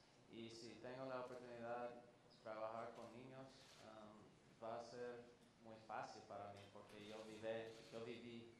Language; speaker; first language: Spanish; non-native, fluent; English